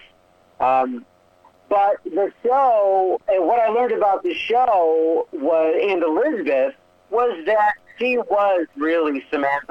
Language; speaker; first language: English; native; English